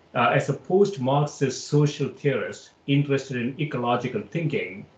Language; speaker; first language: English; non-native, local second language; Malayalam